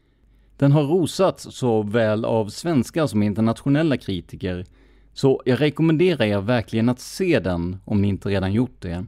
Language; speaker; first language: Swedish; native; Swedish